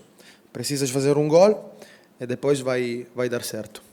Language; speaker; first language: Portuguese; non-native, fluent; Italian